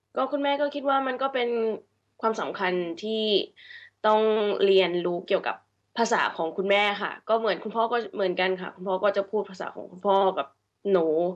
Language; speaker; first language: Thai; early bilingual, heritage; Thai